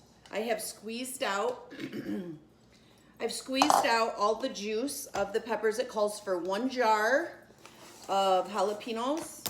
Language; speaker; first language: English; native; English